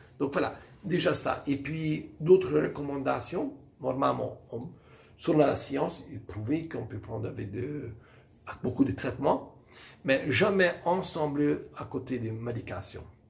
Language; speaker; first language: French; non-native, fluent; Hungarian